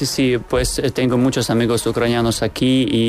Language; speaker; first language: Spanish; non-native, learner; Ukrainian